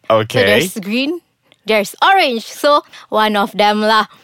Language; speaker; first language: English; non-native, local second language; Malay